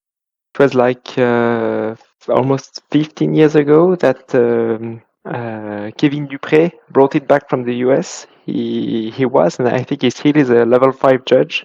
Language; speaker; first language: English; non-native, fluent; French